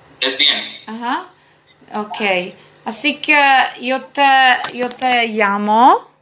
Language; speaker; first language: Spanish; non-native, learner; Czech